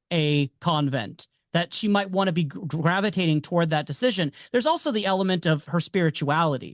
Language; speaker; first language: English; native; English